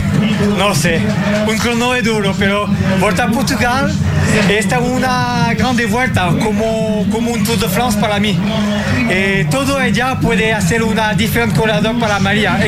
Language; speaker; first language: Portuguese; non-native, learner; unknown